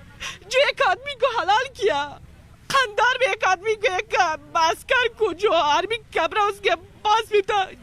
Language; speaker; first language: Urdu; non-native, learner; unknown